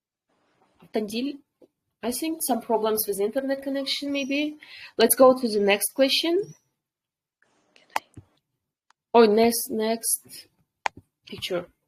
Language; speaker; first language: English; non-native, fluent; Kyrgyz